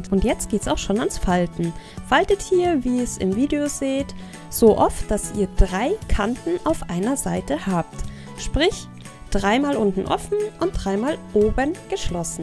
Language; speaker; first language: German; native; German